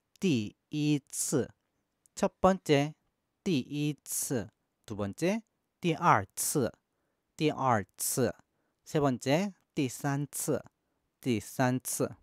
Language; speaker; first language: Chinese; non-native, fluent; Korean